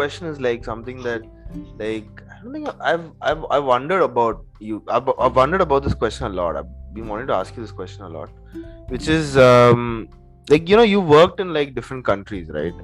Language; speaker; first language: English; native; English